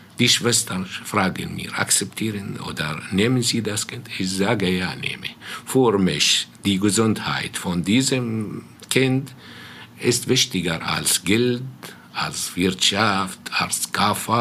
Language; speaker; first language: German; non-native, fluent; Arabic